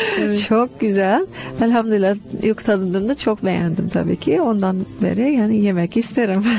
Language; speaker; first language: Turkish; non-native, fluent; English